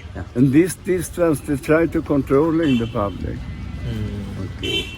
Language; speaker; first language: English; non-native, learner; Swedish